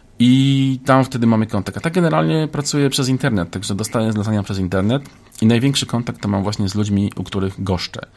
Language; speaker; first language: Polish; native; Polish